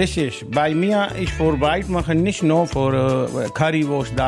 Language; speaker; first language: German; non-native, learner; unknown